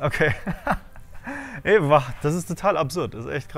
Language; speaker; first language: German; native; German